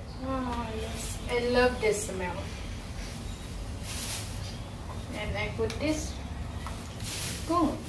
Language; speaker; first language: English; non-native, learner; Lao